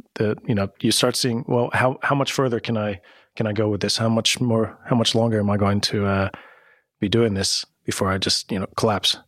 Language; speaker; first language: English; native; English